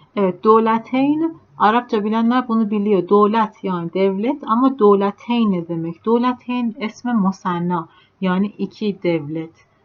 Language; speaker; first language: Turkish; non-native, fluent; Persian